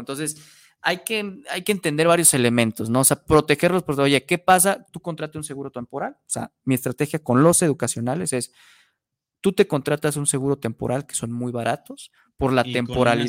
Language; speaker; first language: Spanish; native; Spanish